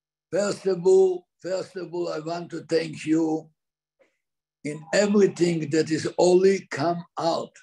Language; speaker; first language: English; non-native, learner; Hebrew